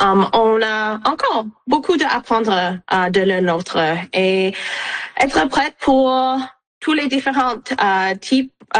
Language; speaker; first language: French; non-native, local second language; English